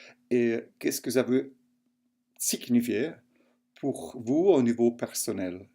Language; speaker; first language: French; non-native, fluent; German